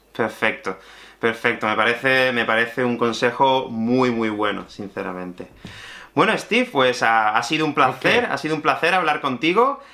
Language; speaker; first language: Spanish; native; Spanish